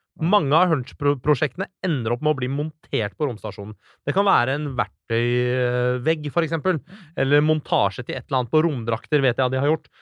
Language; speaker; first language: Norwegian; native; Norwegian